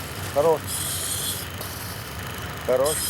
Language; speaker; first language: Russian; native; Russian